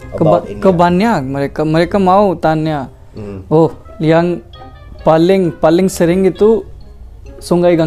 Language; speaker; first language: Indonesian; non-native, learner; Hindi